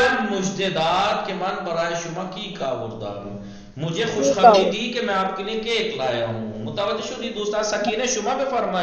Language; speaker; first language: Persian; non-native, fluent; Urdu